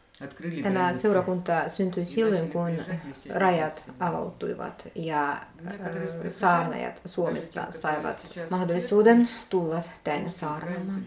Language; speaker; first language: Finnish; non-native, fluent; Russian